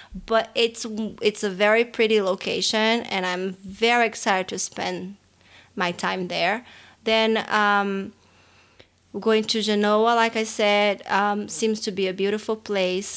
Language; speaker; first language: English; non-native, fluent; Portuguese